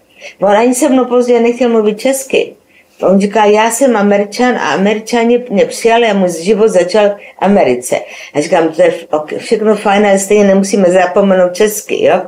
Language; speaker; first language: Czech; non-native, local second language; Slovak